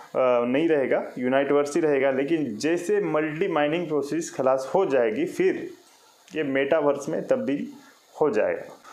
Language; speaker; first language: Hindi; non-native, local second language; Marathi